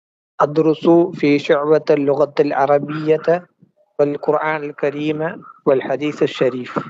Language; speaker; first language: Arabic; non-native, learner; Tamil